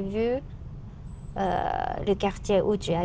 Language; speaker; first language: French; non-native, learner; Japanese